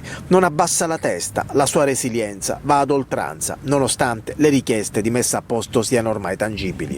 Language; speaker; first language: Italian; native; Italian